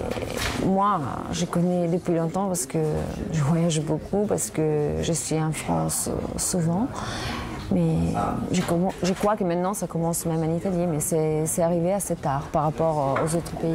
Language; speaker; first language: French; non-native, fluent; Italian